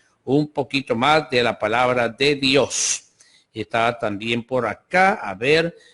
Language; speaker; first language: Spanish; native; Spanish